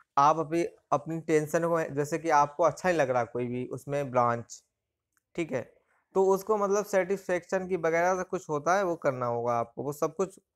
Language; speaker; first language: Hindi; native; Hindi